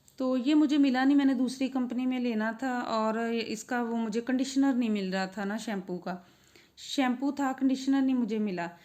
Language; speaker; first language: Urdu; non-native, local second language; Punjabi